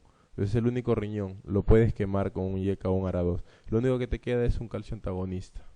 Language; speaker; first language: Spanish; native; Spanish